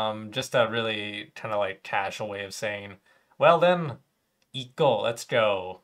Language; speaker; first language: English; native; English